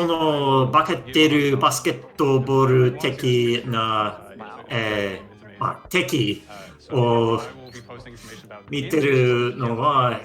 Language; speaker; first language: Japanese; non-native, learner; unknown